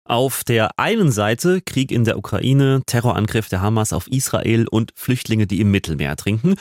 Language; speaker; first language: German; native; German